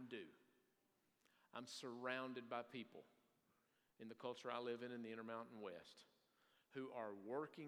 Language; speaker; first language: English; native; English